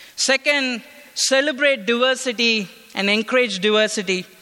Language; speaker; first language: English; non-native, local second language; Tamil